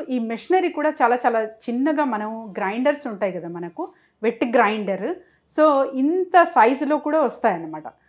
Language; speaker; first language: Telugu; non-native, local second language; Urdu